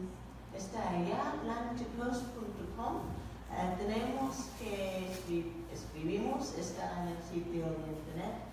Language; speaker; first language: Spanish; non-native, learner; English